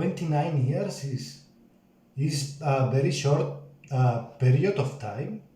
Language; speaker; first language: English; non-native, learner; Spanish